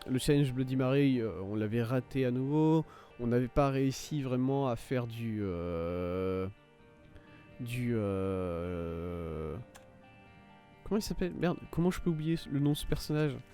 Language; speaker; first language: French; native; French